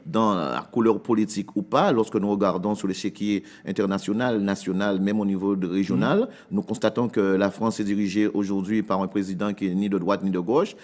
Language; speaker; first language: French; native; French